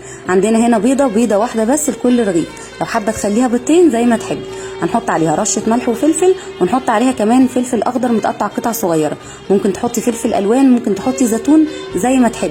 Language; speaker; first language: Arabic; native; Arabic